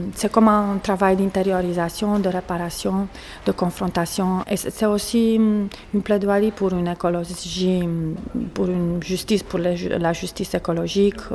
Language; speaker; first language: French; non-native, fluent; Portuguese